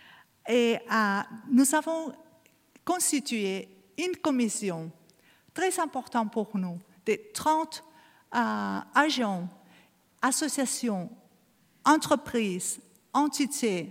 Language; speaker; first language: French; non-native, learner; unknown